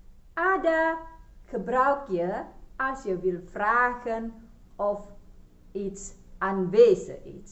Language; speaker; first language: Dutch; non-native, fluent; Indonesian